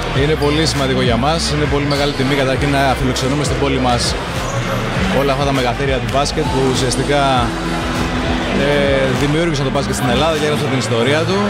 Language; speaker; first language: Greek; native; Greek